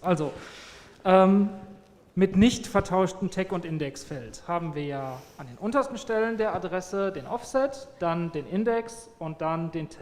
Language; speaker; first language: German; native; German